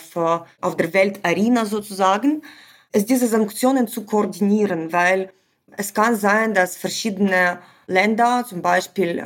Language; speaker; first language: German; non-native, fluent; Ukrainian